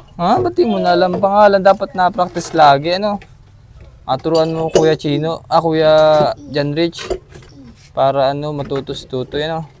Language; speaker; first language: Filipino; native; Filipino